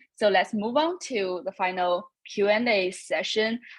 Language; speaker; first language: English; non-native, fluent; Chinese